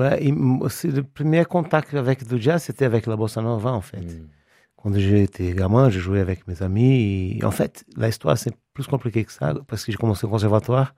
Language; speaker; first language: French; non-native, fluent; Portuguese